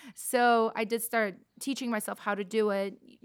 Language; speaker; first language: English; non-native, fluent; Russian